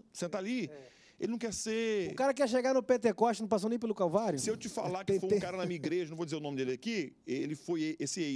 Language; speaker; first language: Portuguese; native; Portuguese